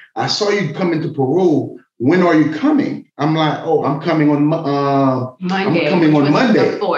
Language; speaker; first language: English; native; English